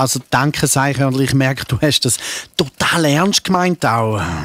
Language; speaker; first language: German; native; German